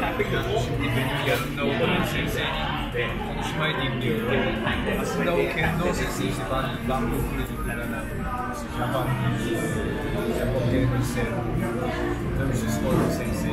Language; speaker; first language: Turkish; non-native, fluent; Japanese